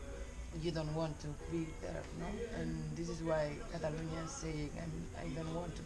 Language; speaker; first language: English; non-native, learner; Spanish